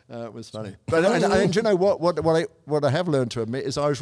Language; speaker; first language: English; native; English